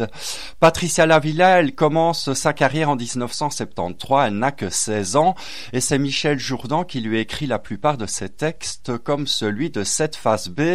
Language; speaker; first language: French; native; French